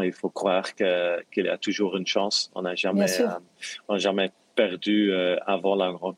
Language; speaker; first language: French; non-native, local second language; Dutch